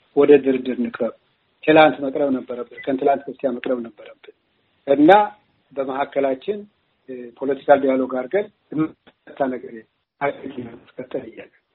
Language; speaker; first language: Amharic; non-native, local second language; Tigrinya